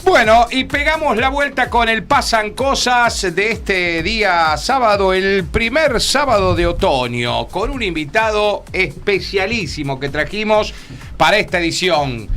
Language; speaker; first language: Spanish; native; Spanish